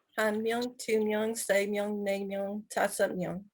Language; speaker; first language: Korean; non-native, learner; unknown